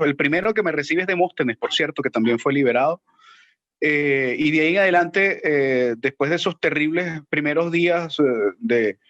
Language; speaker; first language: Spanish; native; Spanish